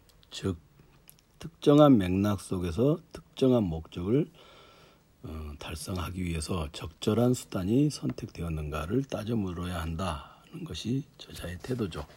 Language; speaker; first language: Korean; native; Korean